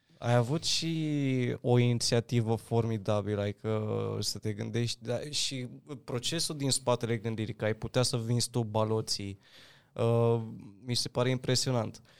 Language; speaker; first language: Romanian; native; Romanian